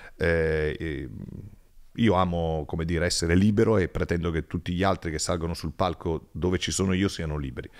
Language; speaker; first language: Italian; native; Italian